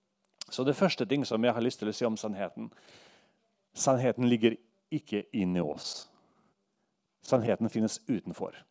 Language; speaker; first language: Norwegian; non-native, fluent; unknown